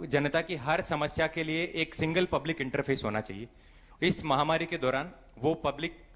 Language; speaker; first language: Hindi; native; Hindi